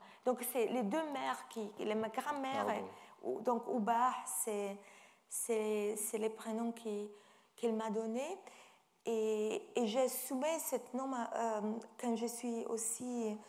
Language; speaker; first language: French; non-native, fluent; Italian